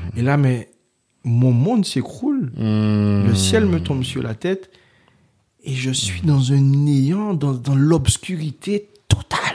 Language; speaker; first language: French; early bilingual, other home language; Haitian Creole